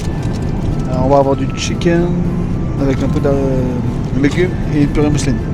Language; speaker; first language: French; native; French